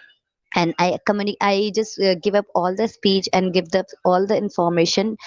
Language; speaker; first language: English; non-native, learner; Urdu